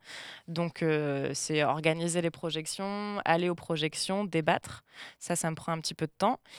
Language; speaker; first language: French; native; French